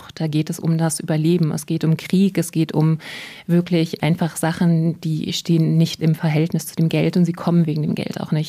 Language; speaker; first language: German; native; German